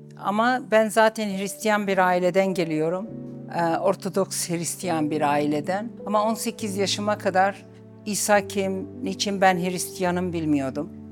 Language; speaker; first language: Turkish; non-native, local second language; Arabic